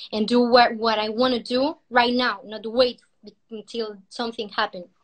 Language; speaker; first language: English; non-native, learner; Spanish